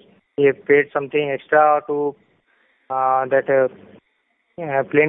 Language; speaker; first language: English; non-native, local second language; Hindi